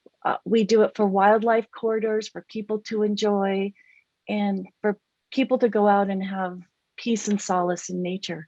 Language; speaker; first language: English; native; English